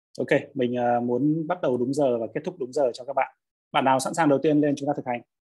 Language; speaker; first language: Vietnamese; native; Vietnamese